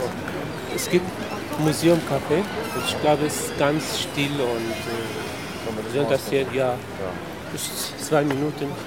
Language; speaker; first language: German; non-native, local second language; Kurdish